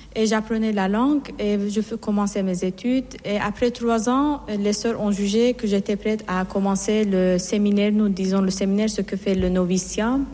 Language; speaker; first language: French; non-native, fluent; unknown